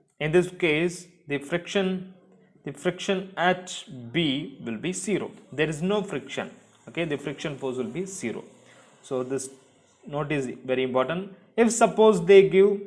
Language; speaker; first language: English; non-native, local second language; Tamil